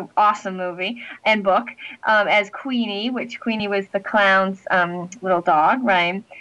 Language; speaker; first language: English; native; English